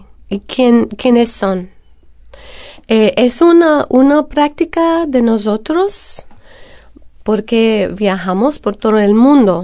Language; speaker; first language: Spanish; non-native, fluent; English